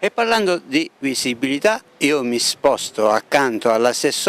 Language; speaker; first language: Italian; native; Italian